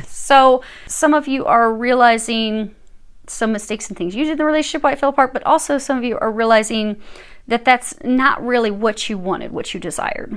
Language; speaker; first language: English; native; English